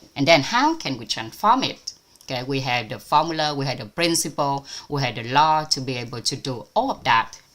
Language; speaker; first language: English; non-native, fluent; Vietnamese